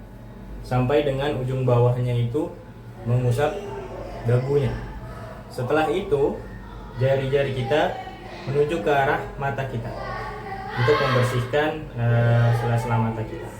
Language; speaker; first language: Indonesian; native; Indonesian